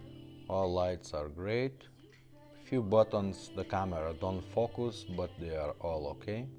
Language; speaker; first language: English; non-native, fluent; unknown